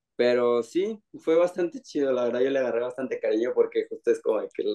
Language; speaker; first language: Spanish; native; Spanish